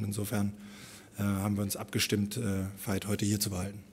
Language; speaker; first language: German; native; German